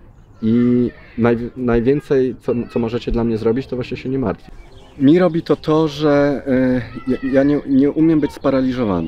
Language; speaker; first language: Polish; native; Polish